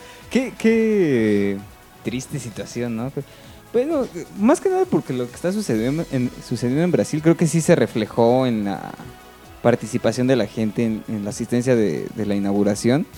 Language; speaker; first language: Spanish; native; Spanish